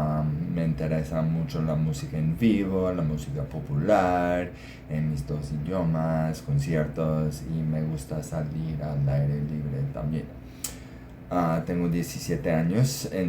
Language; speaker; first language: Spanish; non-native, fluent; English